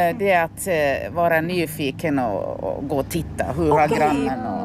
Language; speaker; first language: Swedish; native; Swedish